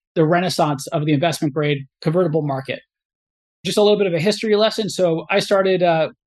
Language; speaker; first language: English; native; English